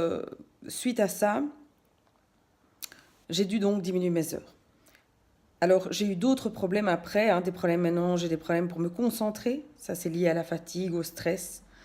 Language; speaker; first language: French; native; French